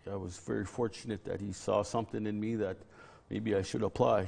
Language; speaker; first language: English; native; English